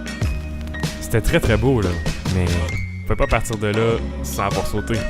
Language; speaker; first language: French; native; French